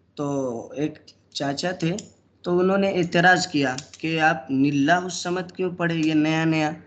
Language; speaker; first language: Urdu; native; Urdu